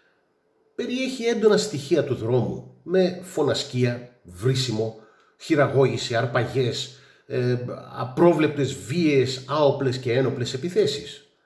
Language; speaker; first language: Greek; native; Greek